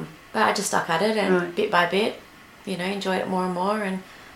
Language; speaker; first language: English; native; English